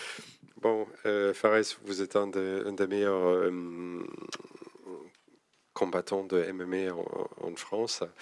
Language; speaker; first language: French; non-native, fluent; English